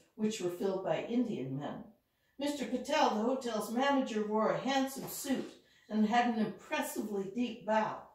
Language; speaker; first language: English; native; English